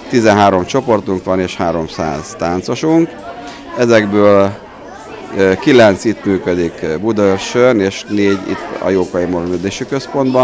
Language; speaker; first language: Hungarian; native; Hungarian